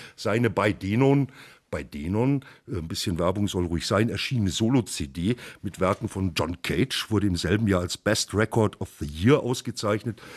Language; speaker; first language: German; native; German